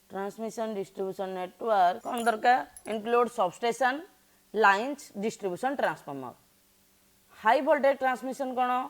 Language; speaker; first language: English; non-native, local second language; Odia